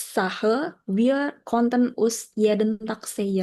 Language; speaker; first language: German; non-native, learner; Indonesian